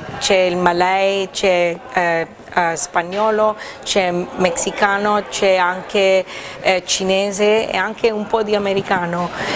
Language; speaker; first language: Italian; non-native, learner; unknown